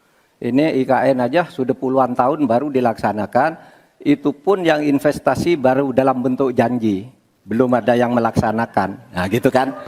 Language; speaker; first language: Indonesian; native; Indonesian